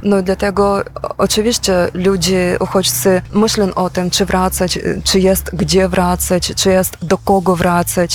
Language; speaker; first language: Polish; non-native, fluent; Ukrainian